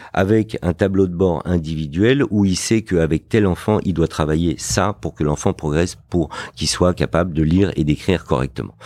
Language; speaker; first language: French; early bilingual, other home language; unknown